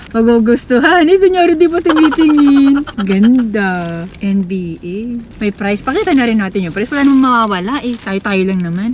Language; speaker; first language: Filipino; native; Filipino